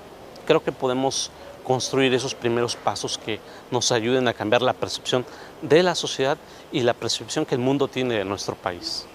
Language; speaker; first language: Spanish; native; Spanish